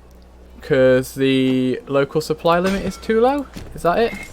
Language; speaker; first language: English; native; English